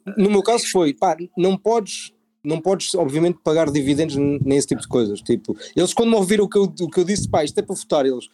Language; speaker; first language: Portuguese; native; Portuguese